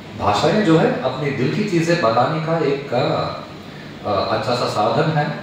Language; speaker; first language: Hindi; non-native, local second language; Telugu